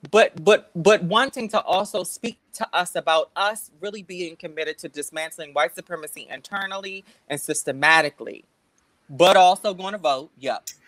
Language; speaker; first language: English; native; English